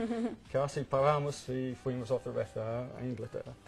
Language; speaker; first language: Spanish; non-native, fluent; English